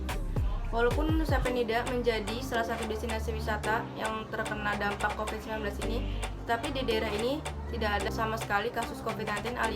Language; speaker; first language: Indonesian; native; Indonesian